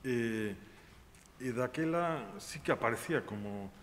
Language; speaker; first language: Spanish; non-native, local second language; Galician